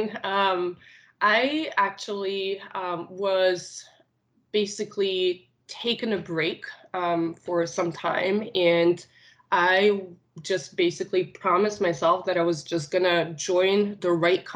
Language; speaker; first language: English; non-native, fluent; Arabic